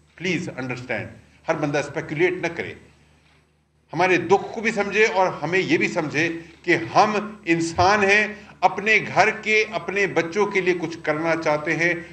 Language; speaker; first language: Urdu; non-native, local second language; Pashto